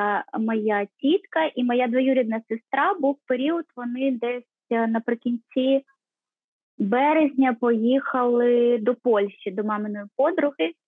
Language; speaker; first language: Ukrainian; native; Ukrainian